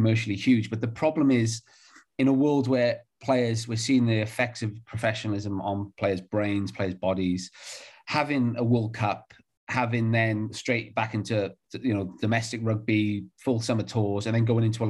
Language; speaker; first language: English; native; English